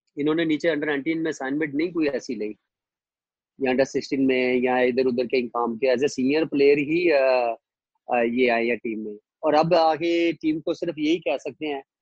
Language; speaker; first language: Urdu; non-native, local second language; Punjabi